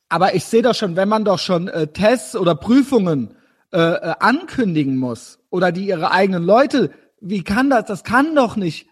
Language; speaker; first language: German; native; German